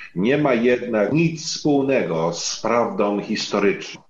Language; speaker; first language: Polish; non-native, learner; English